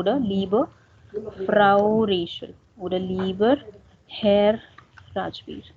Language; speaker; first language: German; non-native, fluent; Hindi